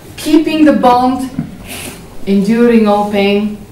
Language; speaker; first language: English; non-native, fluent; Bulgarian